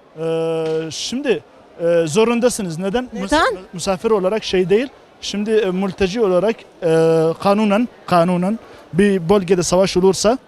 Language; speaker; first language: Turkish; non-native, learner; Arabic